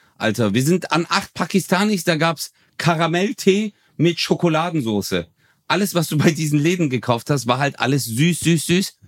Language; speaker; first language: German; early bilingual, other home language; Turkish